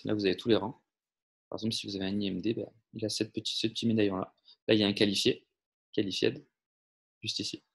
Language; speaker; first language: French; native; French